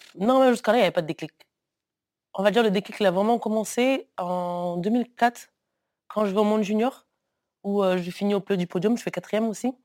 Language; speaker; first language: French; early bilingual, other home language; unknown